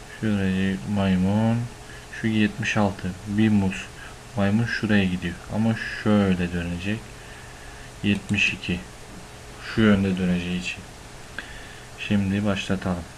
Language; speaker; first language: Turkish; native; Turkish